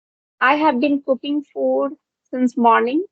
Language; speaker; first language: English; non-native, local second language; Hindi